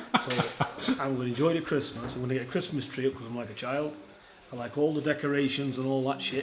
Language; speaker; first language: English; native; English